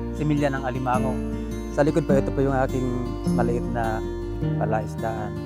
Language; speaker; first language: Filipino; non-native, local second language; Bikol